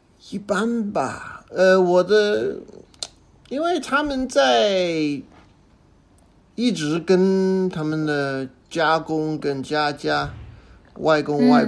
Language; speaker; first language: Chinese; non-native, fluent; English